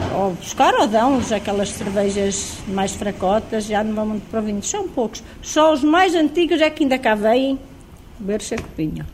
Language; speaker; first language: Portuguese; native; Portuguese